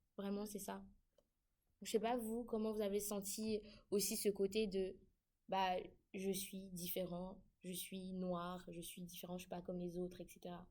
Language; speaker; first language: French; native; French